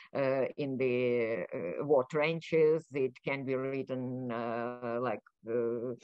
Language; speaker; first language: English; non-native, fluent; Ukrainian